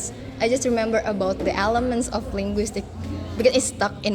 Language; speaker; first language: English; non-native, learner; Indonesian